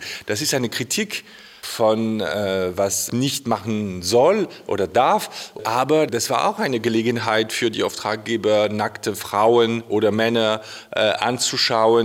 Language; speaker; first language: German; non-native, fluent; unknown